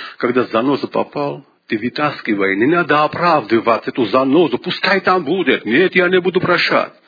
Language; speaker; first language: Russian; non-native, local second language; Georgian